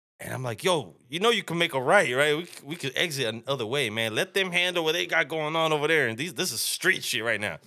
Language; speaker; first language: English; native; English